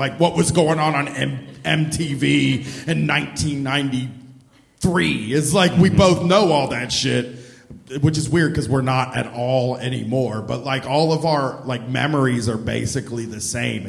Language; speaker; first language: English; native; English